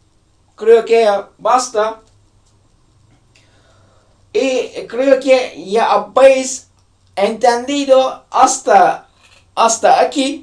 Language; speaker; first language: Spanish; non-native, learner; Turkish